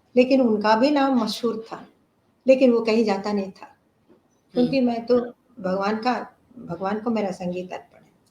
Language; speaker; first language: Hindi; non-native, local second language; Telugu